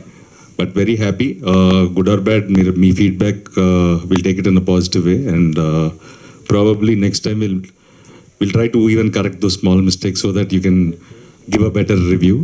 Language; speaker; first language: Telugu; native; Telugu